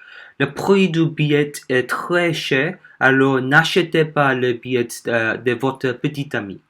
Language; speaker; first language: French; non-native, learner; Korean